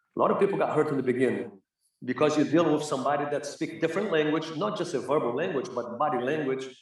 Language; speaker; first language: English; non-native, fluent; Portuguese